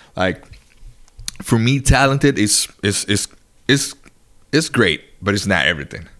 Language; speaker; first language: English; non-native, fluent; Spanish